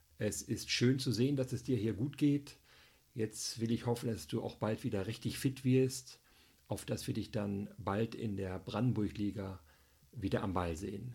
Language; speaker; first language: German; native; German